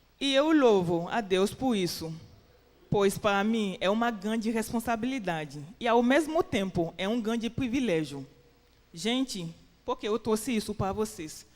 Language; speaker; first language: Portuguese; non-native, fluent; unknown